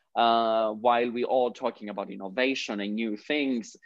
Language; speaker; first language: English; non-native, fluent; Greek